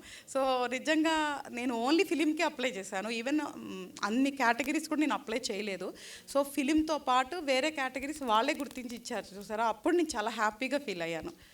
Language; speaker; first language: Telugu; native; Telugu